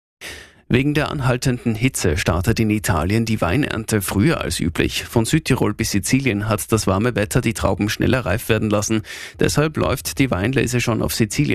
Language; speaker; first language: German; native; German